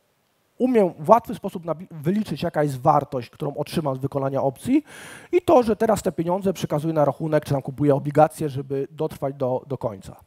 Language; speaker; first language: Polish; native; Polish